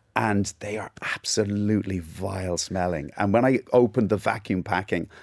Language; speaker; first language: English; native; English